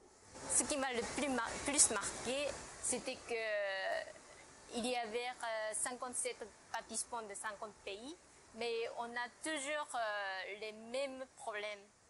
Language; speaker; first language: French; non-native, fluent; Japanese